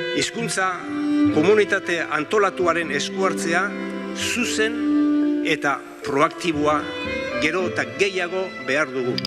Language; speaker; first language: Basque; native; Basque